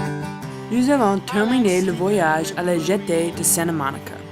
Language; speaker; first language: French; non-native, learner; English